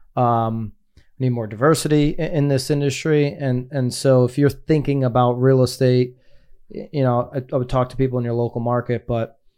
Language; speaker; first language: English; native; English